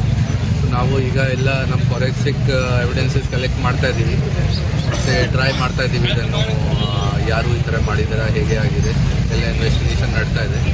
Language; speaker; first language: Kannada; non-native, local second language; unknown